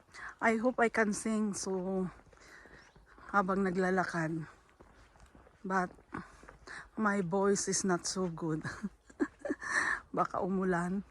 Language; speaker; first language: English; non-native, learner; Filipino